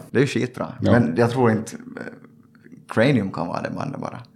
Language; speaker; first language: Swedish; native; Swedish